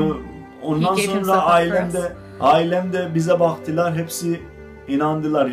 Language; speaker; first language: Turkish; non-native, fluent; Azerbaijani